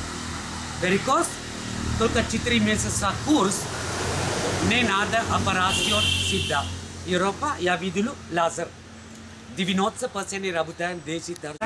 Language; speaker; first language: Russian; non-native, learner; Sinhala